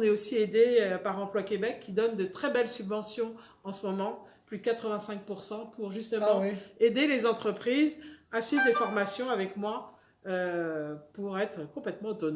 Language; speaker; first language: French; native; French